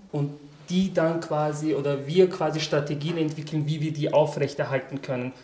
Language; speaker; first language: German; early bilingual, other home language; Turkish